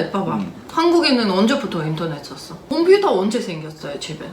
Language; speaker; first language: Korean; non-native, fluent; Russian